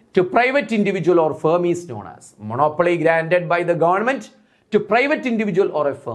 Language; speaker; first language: English; non-native, local second language; Malayalam